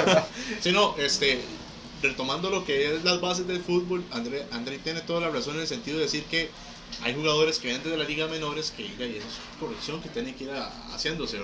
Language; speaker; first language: Spanish; native; Spanish